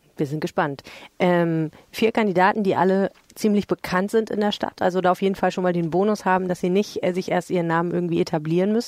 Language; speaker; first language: German; native; German